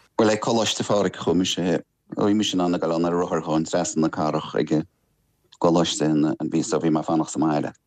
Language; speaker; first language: Irish; non-native, local second language; English